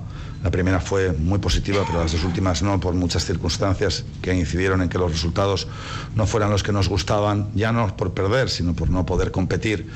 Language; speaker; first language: Spanish; native; Spanish